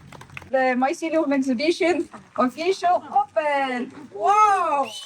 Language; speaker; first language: English; non-native, learner; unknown